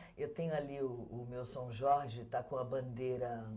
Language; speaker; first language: Portuguese; native; Portuguese